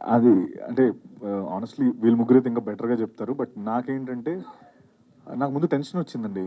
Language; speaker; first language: Telugu; native; Telugu